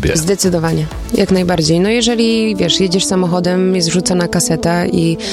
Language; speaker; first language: Polish; early bilingual, other home language; German